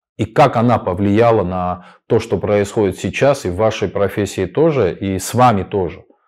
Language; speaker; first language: Russian; non-native, local second language; Armenian